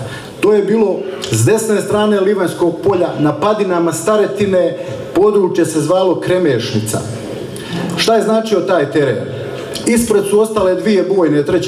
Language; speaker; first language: Croatian; native; Croatian